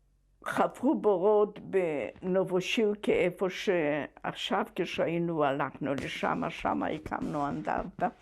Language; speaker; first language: Hebrew; non-native, fluent; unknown